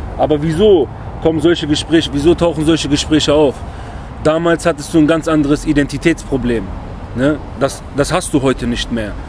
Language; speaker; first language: German; early bilingual, other home language; Kurdish